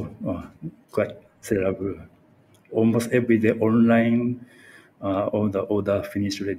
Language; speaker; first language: English; non-native, learner; Japanese